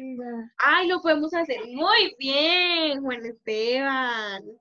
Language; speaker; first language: Spanish; native; Spanish